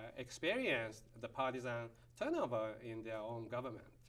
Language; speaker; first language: English; non-native, fluent; Japanese